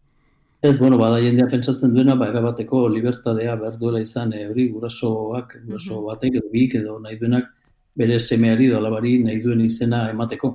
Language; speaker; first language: Basque; native; Basque